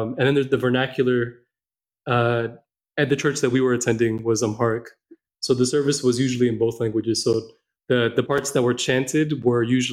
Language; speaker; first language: English; non-native, local second language; Amharic